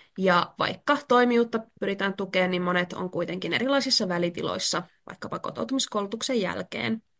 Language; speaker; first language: Finnish; native; Finnish